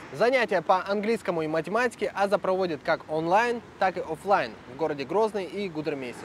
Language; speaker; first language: Russian; non-native, local second language; Chechen